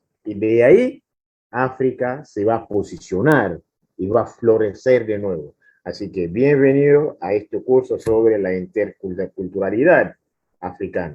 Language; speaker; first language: Spanish; non-native, fluent; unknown